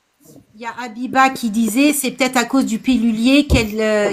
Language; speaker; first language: French; native; French